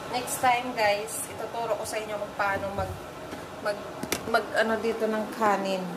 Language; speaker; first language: Filipino; native; Filipino